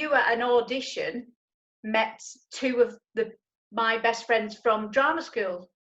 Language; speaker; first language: English; native; English